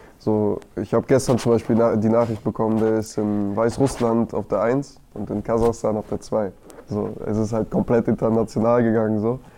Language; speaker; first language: German; early bilingual, other home language; Russian